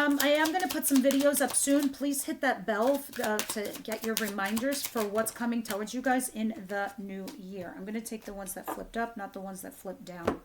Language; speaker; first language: English; native; English